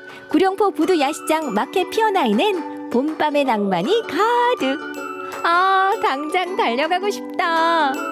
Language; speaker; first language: Korean; native; Korean